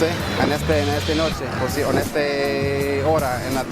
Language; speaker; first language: Spanish; non-native, learner; English